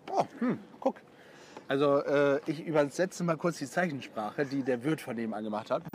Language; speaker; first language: German; native; German